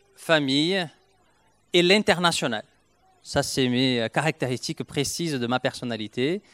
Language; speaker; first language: French; non-native, fluent; Portuguese